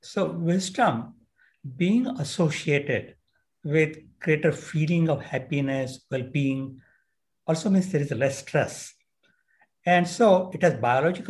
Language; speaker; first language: English; non-native, local second language; Marathi